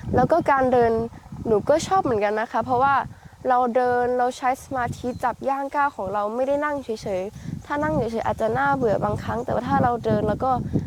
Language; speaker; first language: Thai; early bilingual, heritage; Thai